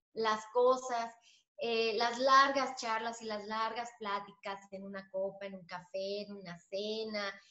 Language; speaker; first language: Spanish; native; Spanish